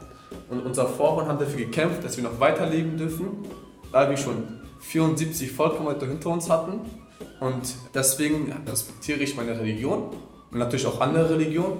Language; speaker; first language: German; non-native, fluent; Kurdish